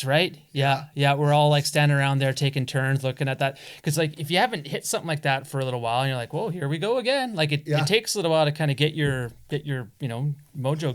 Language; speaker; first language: English; native; English